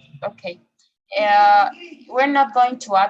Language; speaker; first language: English; non-native, fluent; Spanish